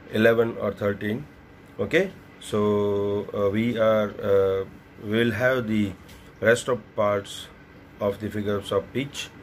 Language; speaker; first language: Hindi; non-native, local second language; Gujarati